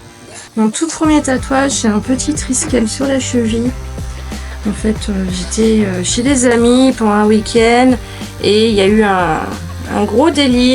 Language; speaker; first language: French; native; French